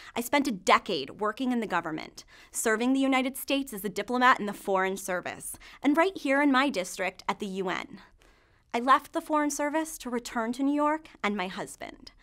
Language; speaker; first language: English; native; English